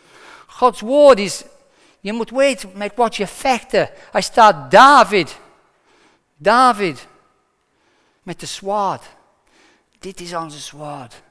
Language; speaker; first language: Dutch; non-native, fluent; English